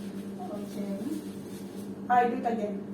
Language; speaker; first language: English; non-native, learner; Greek